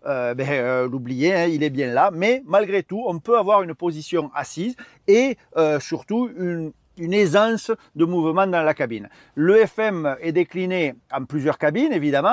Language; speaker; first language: French; native; French